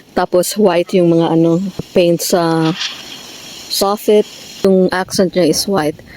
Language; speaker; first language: Filipino; non-native, local second language; Cebuano